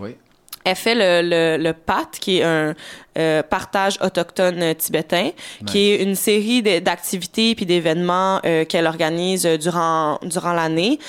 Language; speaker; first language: French; native; French